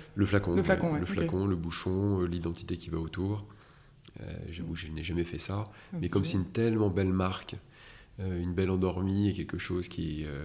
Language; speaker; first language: French; native; French